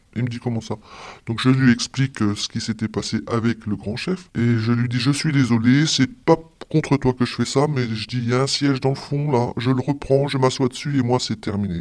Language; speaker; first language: French; native; French